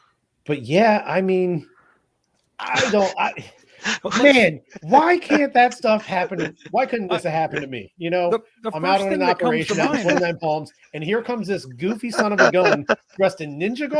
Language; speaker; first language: English; native; English